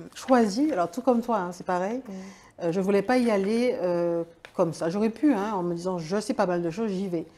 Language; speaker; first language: French; native; French